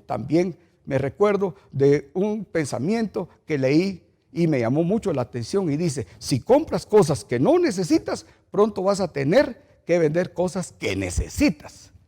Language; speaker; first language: Spanish; native; Spanish